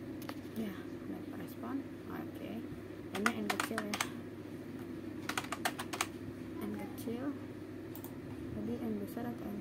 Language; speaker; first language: Indonesian; native; Indonesian